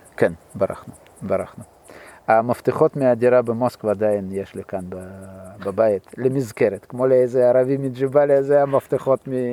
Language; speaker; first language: Hebrew; non-native, fluent; Russian